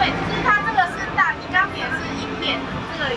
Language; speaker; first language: Chinese; native; Chinese